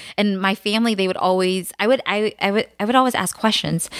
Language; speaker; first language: English; early bilingual, other home language; Khmer